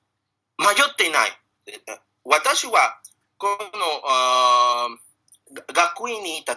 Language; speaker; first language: Japanese; non-native, learner; Spanish